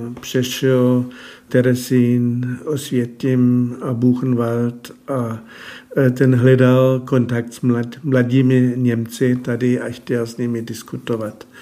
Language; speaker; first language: Czech; non-native, fluent; German